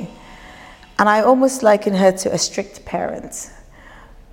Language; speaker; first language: English; non-native, local second language; Yoruba